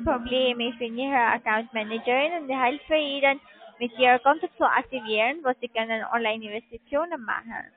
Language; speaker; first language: German; non-native, learner; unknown